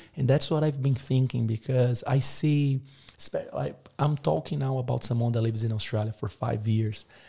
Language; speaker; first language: English; non-native, fluent; Portuguese